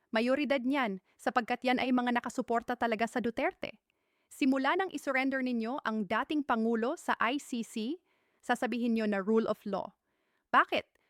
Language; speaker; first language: Filipino; native; Filipino